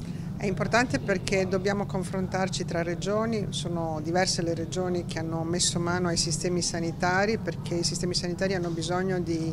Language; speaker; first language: Italian; native; Italian